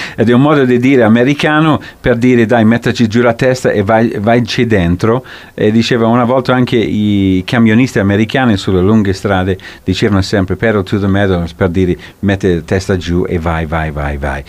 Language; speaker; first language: Italian; non-native, fluent; English